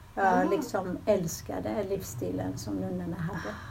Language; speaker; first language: Swedish; early bilingual, other home language; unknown